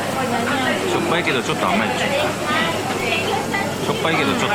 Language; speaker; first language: Japanese; native; Japanese